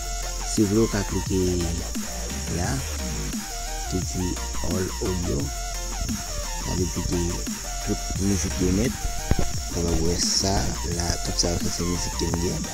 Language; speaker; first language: French; non-native, learner; Haitian Creole